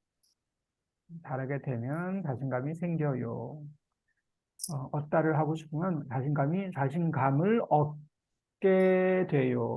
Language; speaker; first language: Korean; native; Korean